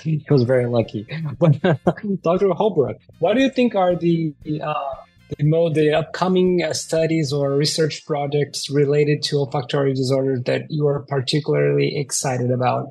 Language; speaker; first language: English; non-native, fluent; Portuguese